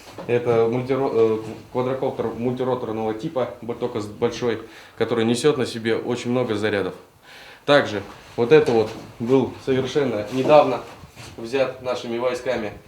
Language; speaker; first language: Russian; native; Russian